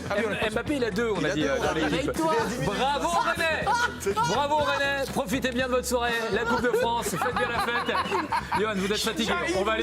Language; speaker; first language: French; native; French